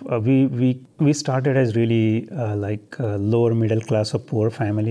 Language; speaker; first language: English; non-native, local second language; Marathi